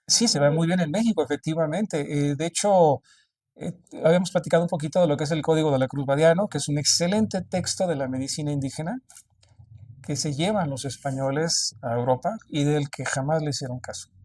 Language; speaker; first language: Spanish; native; Spanish